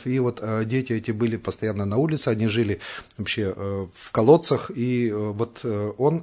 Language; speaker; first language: Russian; native; Russian